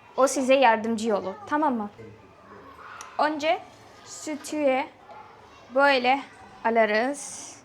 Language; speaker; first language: Turkish; non-native, fluent; Hindi